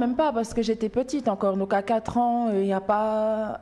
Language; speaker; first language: French; early bilingual, other home language; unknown